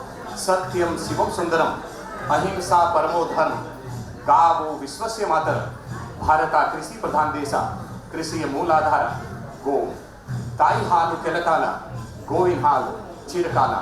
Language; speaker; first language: Kannada; non-native, fluent; Hindi